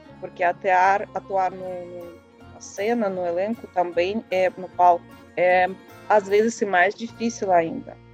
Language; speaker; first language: Portuguese; non-native, learner; Russian